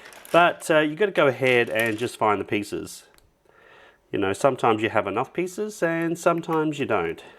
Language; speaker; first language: English; native; English